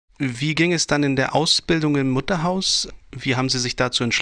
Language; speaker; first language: German; native; German